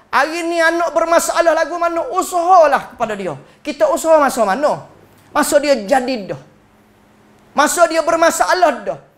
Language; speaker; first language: Malay; native; Malay